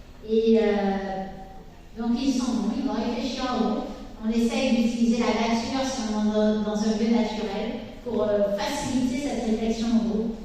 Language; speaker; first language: French; native; French